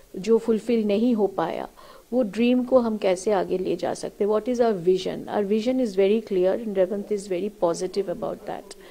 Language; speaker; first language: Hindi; non-native, local second language; Bangla